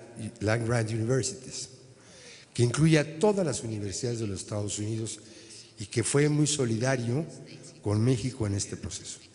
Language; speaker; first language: Spanish; native; Spanish